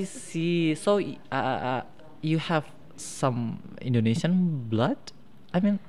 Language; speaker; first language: English; non-native, fluent; Indonesian